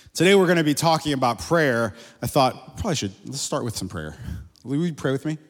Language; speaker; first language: English; native; English